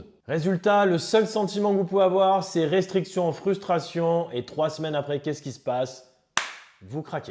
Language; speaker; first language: French; native; French